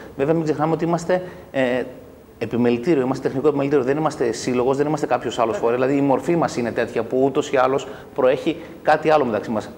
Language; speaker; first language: Greek; native; Greek